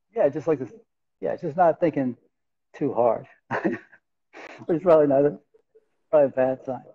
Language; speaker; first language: English; native; English